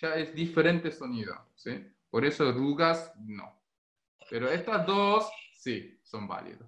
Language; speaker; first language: Spanish; non-native, fluent; Korean